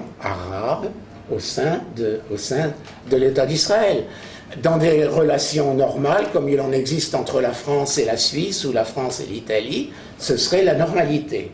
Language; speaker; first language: French; native; French